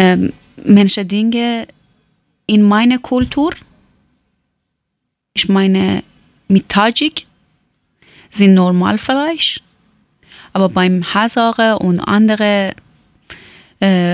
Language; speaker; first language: German; non-native, learner; Persian